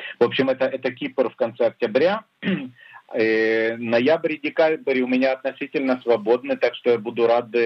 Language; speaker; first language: Russian; native; Russian